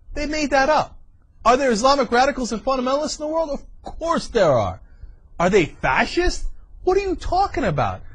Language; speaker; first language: English; native; English